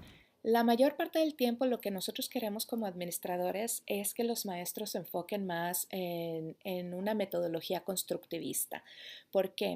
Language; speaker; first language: Spanish; native; Spanish